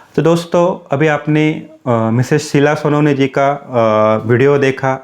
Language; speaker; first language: Hindi; non-native, local second language; Marathi